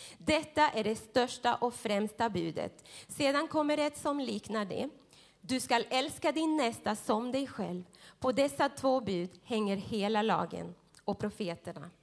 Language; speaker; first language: Swedish; non-native, fluent; Spanish